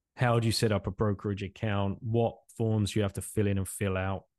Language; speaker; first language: English; native; English